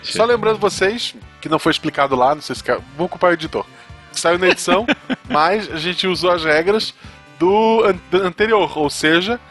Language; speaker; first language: Portuguese; native; Portuguese